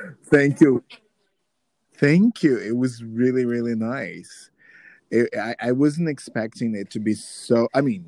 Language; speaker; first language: English; non-native, fluent; Portuguese